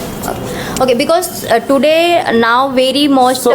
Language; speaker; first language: English; non-native, local second language; Hindi